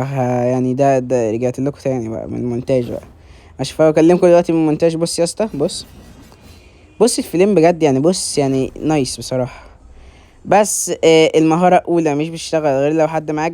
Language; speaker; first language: Arabic; native; Arabic